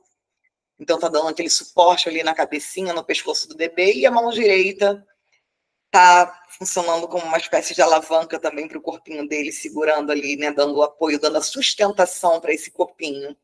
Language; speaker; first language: Portuguese; native; Portuguese